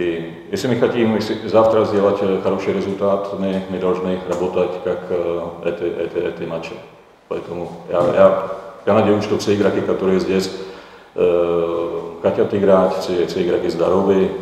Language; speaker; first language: Russian; non-native, fluent; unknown